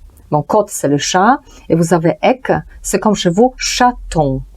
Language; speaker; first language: French; non-native, learner; Polish